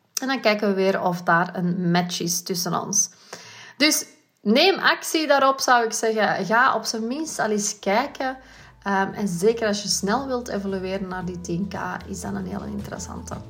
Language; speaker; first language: Dutch; native; Dutch